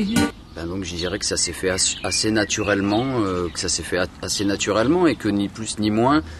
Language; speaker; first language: French; native; French